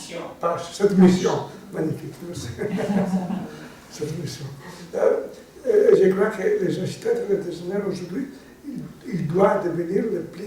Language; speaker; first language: French; non-native, learner; Italian